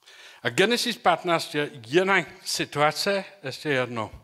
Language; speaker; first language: Czech; non-native, learner; English